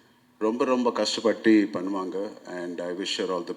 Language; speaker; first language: Tamil; non-native, local second language; Telugu